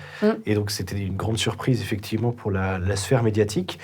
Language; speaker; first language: French; native; French